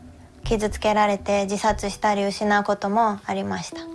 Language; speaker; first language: Japanese; native; Japanese